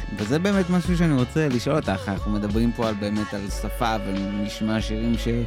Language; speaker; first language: Hebrew; native; Hebrew